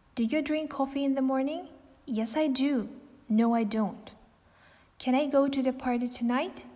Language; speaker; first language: English; non-native, fluent; Kazakh